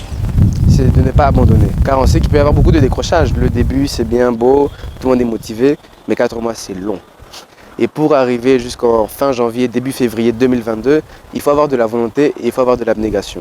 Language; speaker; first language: French; non-native, local second language; Lingala